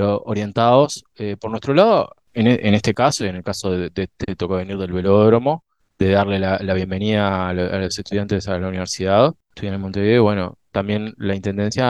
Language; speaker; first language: Spanish; native; Spanish